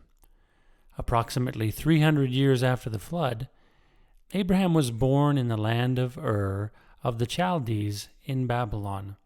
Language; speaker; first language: English; native; English